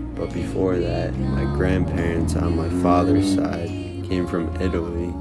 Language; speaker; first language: English; early bilingual, other home language; Italian